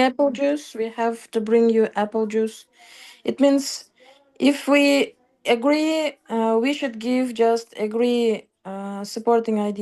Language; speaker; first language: English; non-native, fluent; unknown